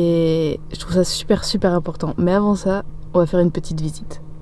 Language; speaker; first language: French; native; French